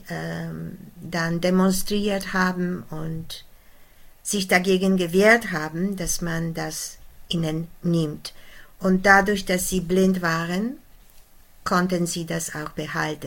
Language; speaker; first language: German; non-native, fluent; Polish